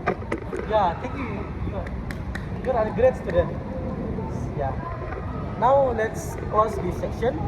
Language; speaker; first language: English; non-native, learner; Indonesian